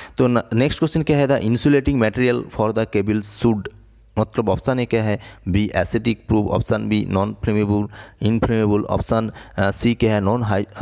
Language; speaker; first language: Hindi; native; Hindi